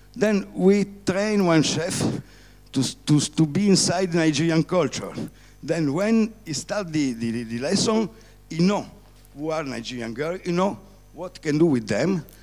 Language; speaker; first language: English; non-native, learner; Italian